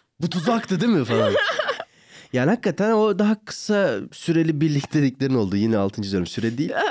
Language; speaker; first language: Turkish; native; Turkish